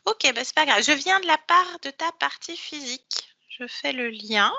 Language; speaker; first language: French; native; French